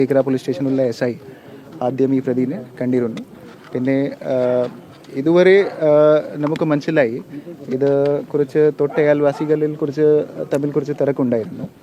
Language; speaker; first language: Malayalam; non-native, learner; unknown